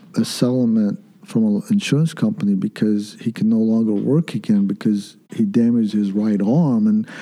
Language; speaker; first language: English; early bilingual, other home language; Arabic